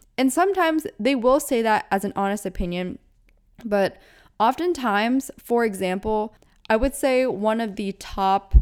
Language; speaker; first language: English; native; English